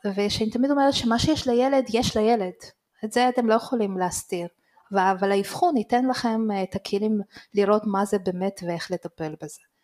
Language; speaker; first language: Hebrew; early bilingual, other home language; Russian